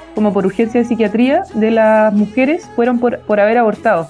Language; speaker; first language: Spanish; native; Spanish